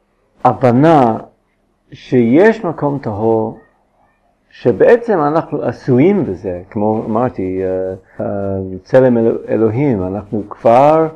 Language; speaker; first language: Hebrew; non-native, fluent; English